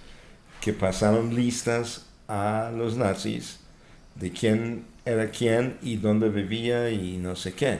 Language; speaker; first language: Spanish; non-native, fluent; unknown